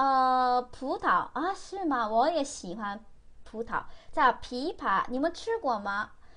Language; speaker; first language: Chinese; non-native, fluent; Korean